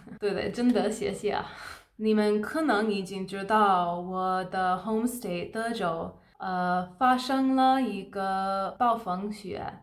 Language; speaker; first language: Chinese; non-native, fluent; English